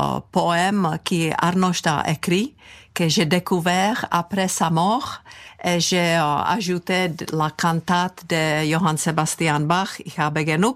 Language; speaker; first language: French; non-native, fluent; Czech